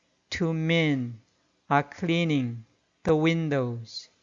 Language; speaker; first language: English; non-native, fluent; Korean